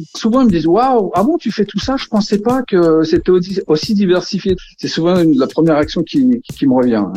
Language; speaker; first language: French; native; French